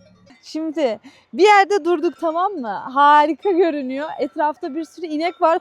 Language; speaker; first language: Turkish; native; Turkish